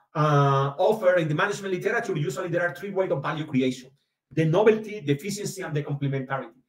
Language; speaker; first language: English; non-native, fluent; Spanish